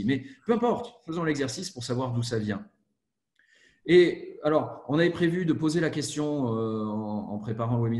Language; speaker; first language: French; native; French